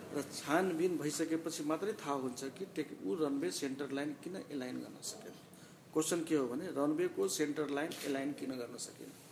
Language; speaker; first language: Nepali; non-native, local second language; Maithili